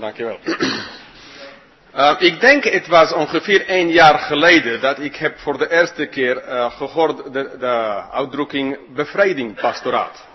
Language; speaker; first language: Dutch; non-native, fluent; English